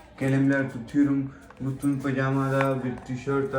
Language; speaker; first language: Turkish; non-native, learner; Urdu